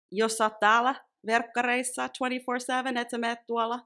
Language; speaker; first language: Finnish; native; Finnish